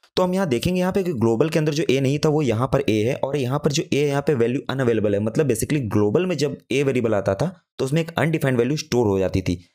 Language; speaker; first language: Hindi; native; Hindi